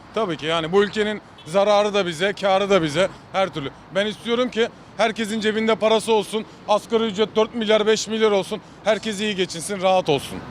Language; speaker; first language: Turkish; native; Turkish